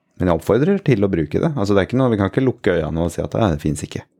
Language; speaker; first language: Norwegian; native; Norwegian